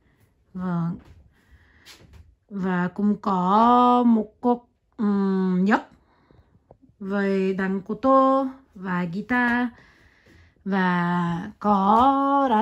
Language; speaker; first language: Vietnamese; non-native, learner; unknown